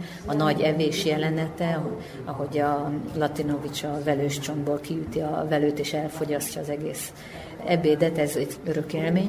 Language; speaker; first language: Hungarian; native; Hungarian